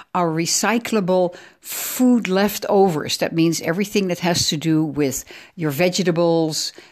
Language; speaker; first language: English; non-native, fluent; Dutch